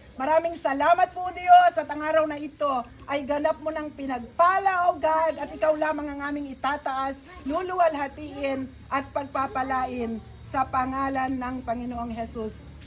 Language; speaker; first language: Filipino; non-native, local second language; Iloko